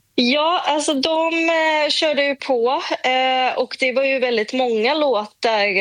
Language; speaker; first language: Swedish; early bilingual, other home language; Russian